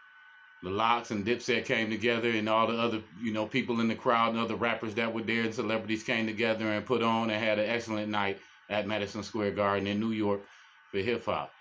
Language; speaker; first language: English; native; English